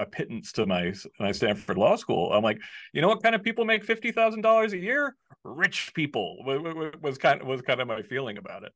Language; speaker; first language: English; native; English